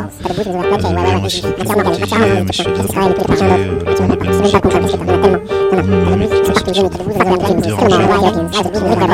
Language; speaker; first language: French; native; French